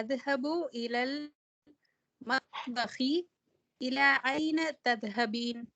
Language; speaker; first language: Arabic; non-native, learner; Tamil